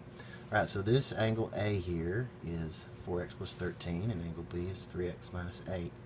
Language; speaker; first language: English; native; English